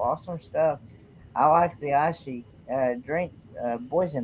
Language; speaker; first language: English; native; English